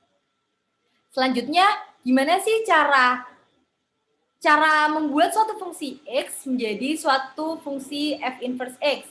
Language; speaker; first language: Indonesian; native; Indonesian